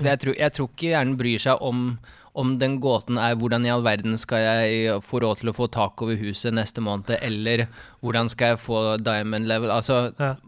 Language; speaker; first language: Norwegian; early bilingual, other home language; Russian